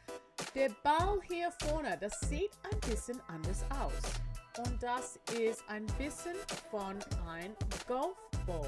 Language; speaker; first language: German; non-native, learner; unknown